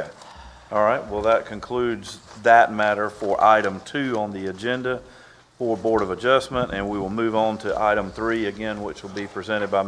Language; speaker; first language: English; native; English